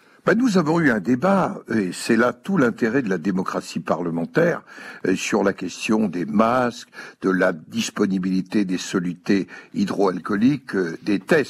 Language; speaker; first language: French; native; French